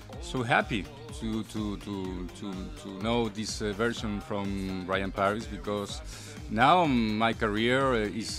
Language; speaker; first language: English; non-native, learner; Spanish